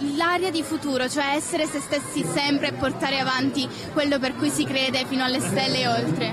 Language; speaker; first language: Italian; native; Italian